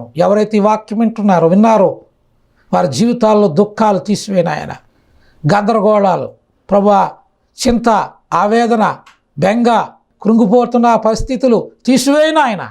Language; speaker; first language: Telugu; native; Telugu